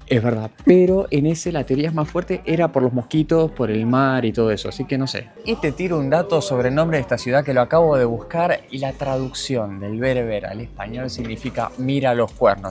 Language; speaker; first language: Spanish; native; Spanish